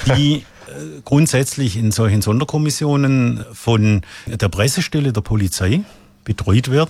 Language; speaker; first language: German; native; German